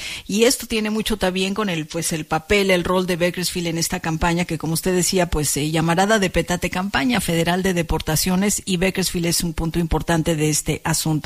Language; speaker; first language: Spanish; native; Spanish